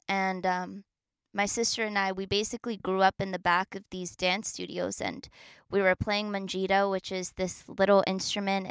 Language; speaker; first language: English; native; English